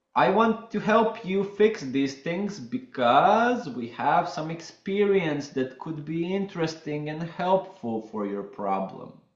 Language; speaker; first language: English; non-native, fluent; Latvian